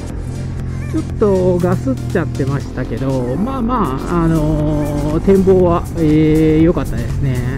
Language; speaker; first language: Japanese; native; Japanese